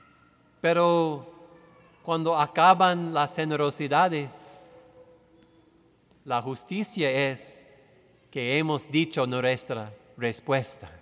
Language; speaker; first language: Spanish; non-native, fluent; English